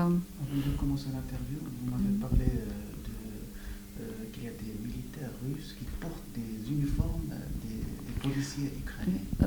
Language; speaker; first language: French; non-native, local second language; Arabic